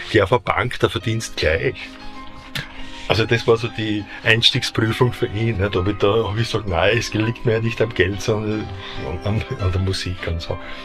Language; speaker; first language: German; native; German